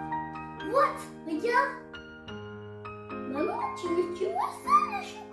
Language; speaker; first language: French; early bilingual, other home language; Hmong